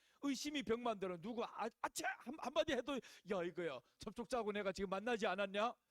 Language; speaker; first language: Korean; native; Korean